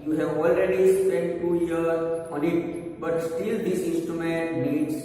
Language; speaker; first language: English; non-native, local second language; Gujarati